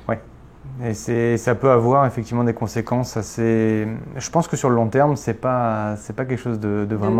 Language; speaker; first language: French; native; French